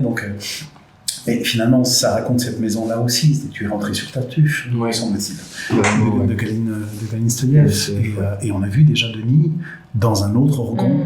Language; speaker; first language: French; native; French